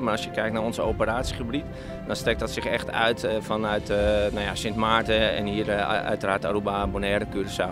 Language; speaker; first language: Dutch; native; Dutch